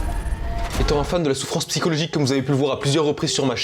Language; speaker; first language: French; native; French